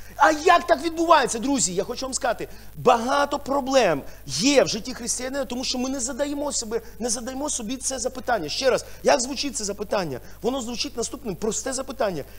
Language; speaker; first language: Ukrainian; non-native, local second language; Russian